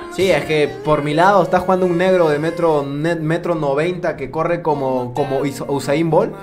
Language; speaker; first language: Spanish; native; Spanish